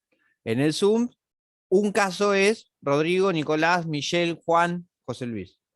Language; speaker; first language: Spanish; native; Spanish